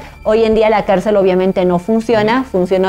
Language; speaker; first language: Spanish; native; Spanish